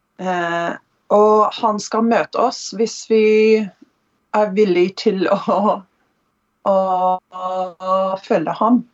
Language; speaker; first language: Norwegian; non-native, fluent; English